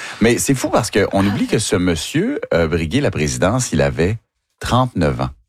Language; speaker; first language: French; native; French